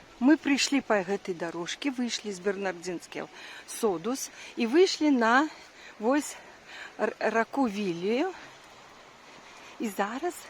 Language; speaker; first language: Belarusian; non-native, local second language; Russian